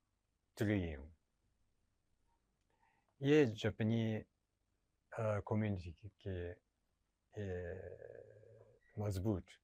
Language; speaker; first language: Hindi; non-native, learner; Japanese